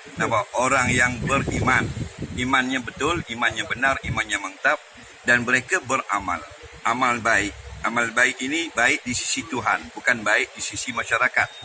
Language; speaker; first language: Malay; native; Malay